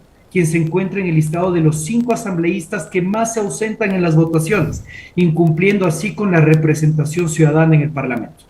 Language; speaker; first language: Spanish; native; Spanish